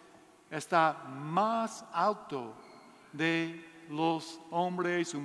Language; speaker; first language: Spanish; non-native, learner; English